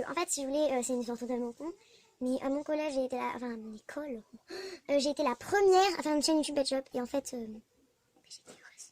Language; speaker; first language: French; native; French